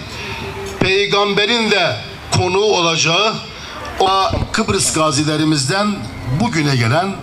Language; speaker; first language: Turkish; native; Turkish